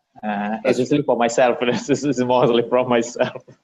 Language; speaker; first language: English; non-native, learner; Vietnamese